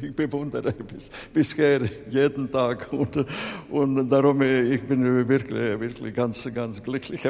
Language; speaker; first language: German; non-native, fluent; Latvian